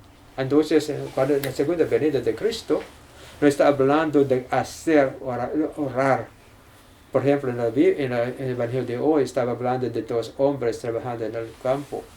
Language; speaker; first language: Spanish; non-native, learner; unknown